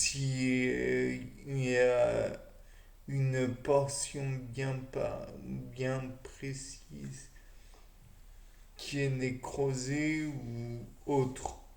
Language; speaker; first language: French; native; French